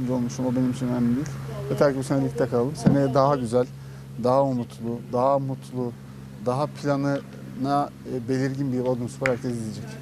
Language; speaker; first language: Turkish; native; Turkish